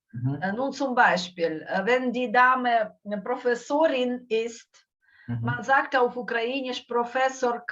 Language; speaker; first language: German; non-native, fluent; Ukrainian